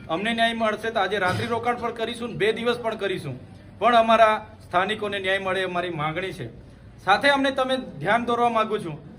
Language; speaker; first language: Gujarati; non-native, local second language; Vasavi